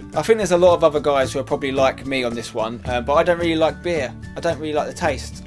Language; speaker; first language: English; native; English